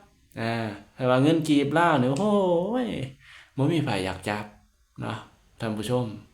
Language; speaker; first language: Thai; non-native, local second language; Lao